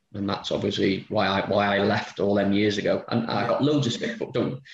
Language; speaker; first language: English; native; English